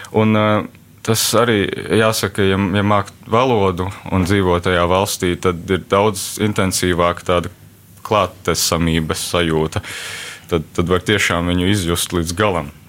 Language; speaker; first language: Latvian; early bilingual, heritage; Latvian